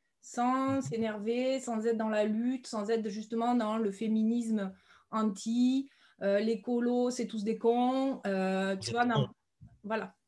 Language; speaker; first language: French; native; French